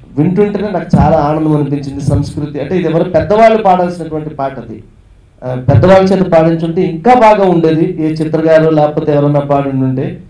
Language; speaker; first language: Telugu; native; Telugu